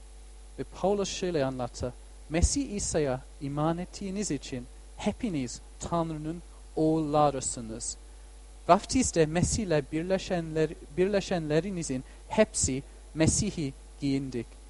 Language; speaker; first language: Turkish; non-native, fluent; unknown